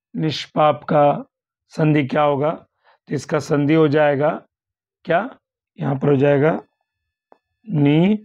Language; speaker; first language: Hindi; native; Hindi